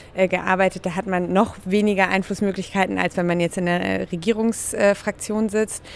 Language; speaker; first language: German; native; German